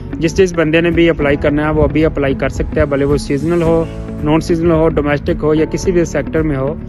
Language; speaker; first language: Urdu; native; Urdu